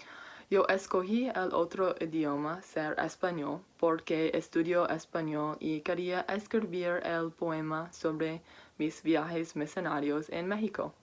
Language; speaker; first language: Spanish; non-native, learner; English